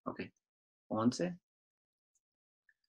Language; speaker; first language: Spanish; early bilingual, heritage; Spanish